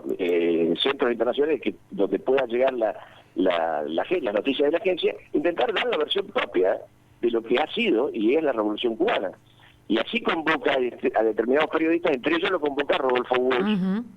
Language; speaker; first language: Spanish; native; Spanish